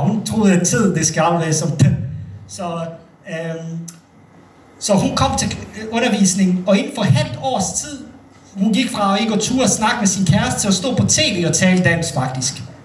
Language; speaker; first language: Danish; non-native, fluent; Bosnian